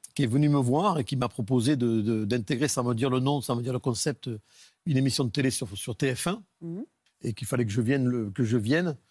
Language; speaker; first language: French; native; French